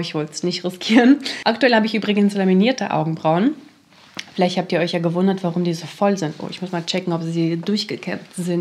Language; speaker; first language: German; native; German